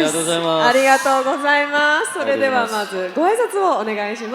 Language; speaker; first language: Japanese; native; Japanese